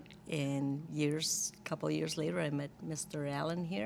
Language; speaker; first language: English; non-native, fluent; Spanish